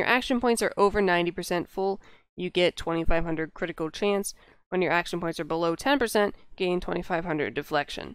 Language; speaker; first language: English; native; English